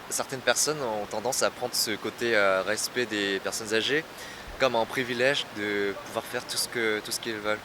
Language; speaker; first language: French; early bilingual, other home language; Korean